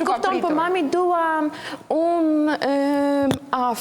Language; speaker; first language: Albanian; non-native, learner; Polish